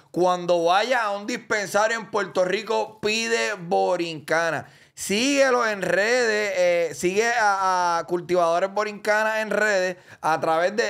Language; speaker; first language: Spanish; native; Spanish